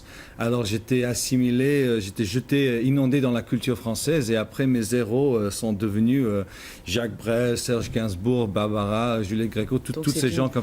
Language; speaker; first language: French; non-native, fluent; English